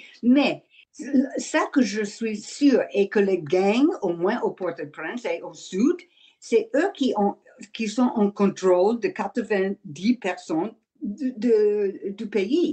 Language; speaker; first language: French; non-native, learner; English